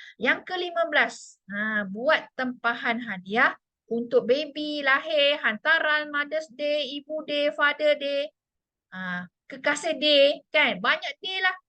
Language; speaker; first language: Malay; non-native, local second language; Chinese